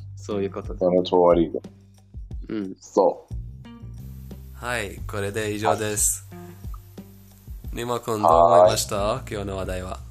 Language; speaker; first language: Japanese; non-native, fluent; Persian